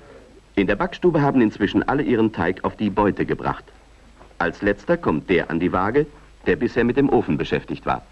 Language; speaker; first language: German; native; German